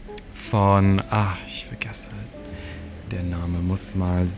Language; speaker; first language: German; non-native, fluent; English